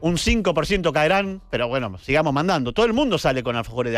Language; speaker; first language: Spanish; native; Spanish